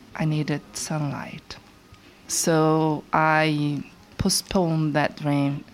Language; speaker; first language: English; non-native, fluent; Portuguese